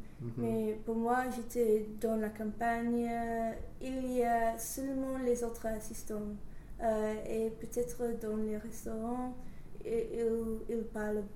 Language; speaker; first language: French; non-native, learner; English